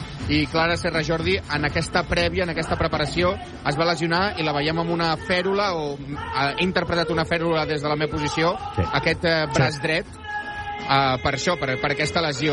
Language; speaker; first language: Catalan; native; Catalan